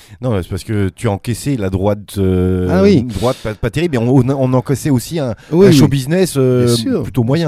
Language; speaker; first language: French; native; French